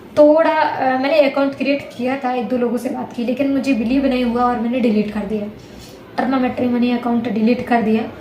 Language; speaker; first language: Hindi; native; Hindi